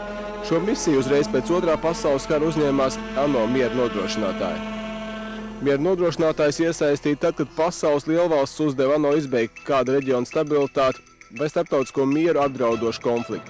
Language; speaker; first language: Latvian; native; Latvian